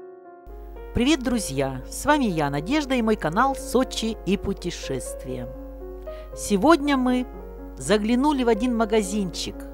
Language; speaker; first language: Russian; native; Russian